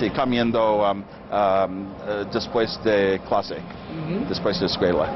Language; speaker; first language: Spanish; non-native, learner; English